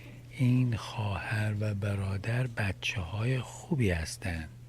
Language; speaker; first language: Persian; early bilingual, heritage; Persian